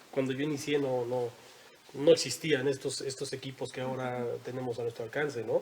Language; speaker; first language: Spanish; native; Spanish